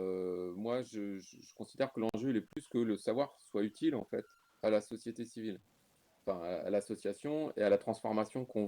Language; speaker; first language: French; native; French